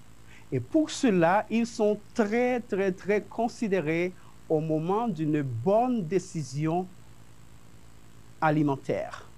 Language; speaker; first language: French; non-native, fluent; Spanish